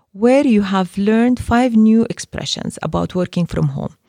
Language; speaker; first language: English; non-native, fluent; Arabic